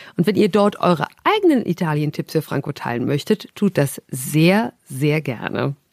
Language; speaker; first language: German; native; German